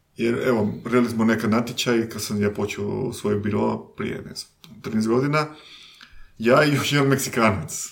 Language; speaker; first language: Croatian; non-native, fluent; Spanish